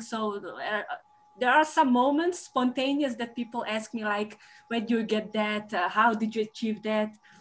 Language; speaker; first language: English; non-native, learner; Dutch